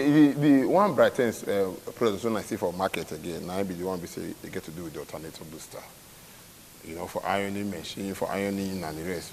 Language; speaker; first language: English; non-native, local second language; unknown